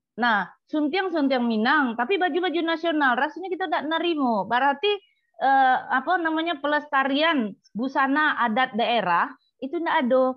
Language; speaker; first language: Indonesian; non-native, local second language; Minangkabau